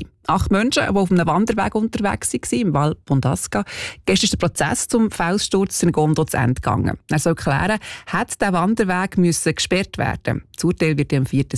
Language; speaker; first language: German; native; German